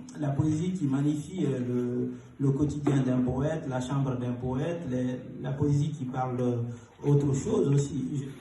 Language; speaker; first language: French; non-native, fluent; Fula